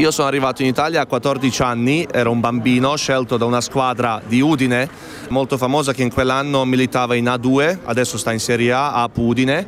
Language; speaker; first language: Italian; non-native, fluent; Bosnian